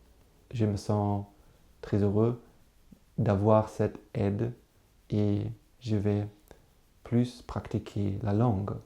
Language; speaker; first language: French; non-native, learner; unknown